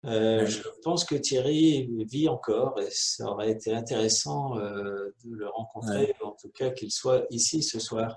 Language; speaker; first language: French; native; French